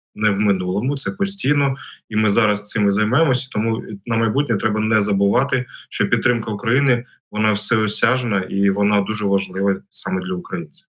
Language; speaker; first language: Ukrainian; native; Ukrainian